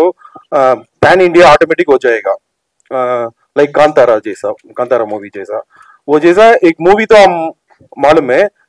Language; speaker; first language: Hindi; non-native, local second language; Telugu